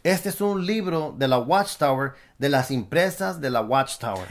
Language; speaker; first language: Spanish; early bilingual, other home language; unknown